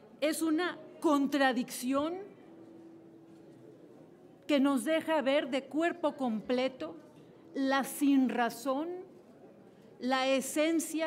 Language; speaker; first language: Spanish; native; Spanish